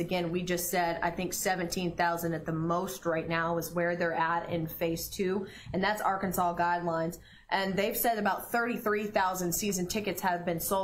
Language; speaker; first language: English; native; English